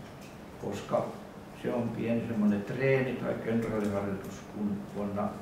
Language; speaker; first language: Finnish; native; Finnish